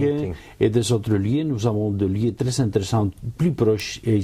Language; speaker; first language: French; non-native, learner; Catalan